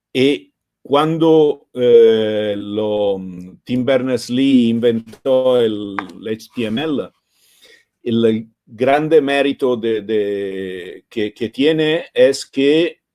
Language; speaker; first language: Spanish; non-native, fluent; Italian